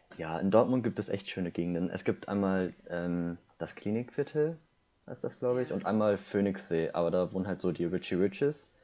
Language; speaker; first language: German; early bilingual, other home language; Korean